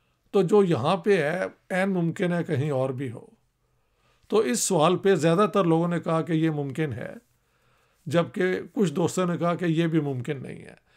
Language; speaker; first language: Urdu; non-native, local second language; Punjabi